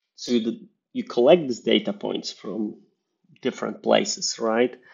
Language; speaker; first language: English; non-native, fluent; Polish